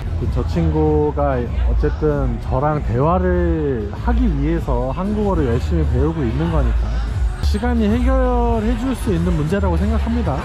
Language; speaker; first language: Korean; native; Korean